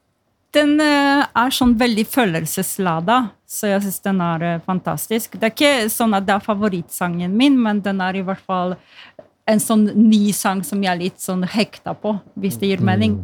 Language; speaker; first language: Norwegian; non-native, fluent; Polish